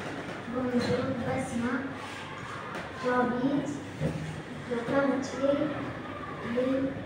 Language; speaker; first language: French; non-native, learner; Arabic